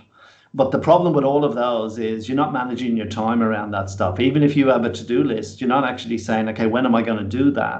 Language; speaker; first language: English; native; English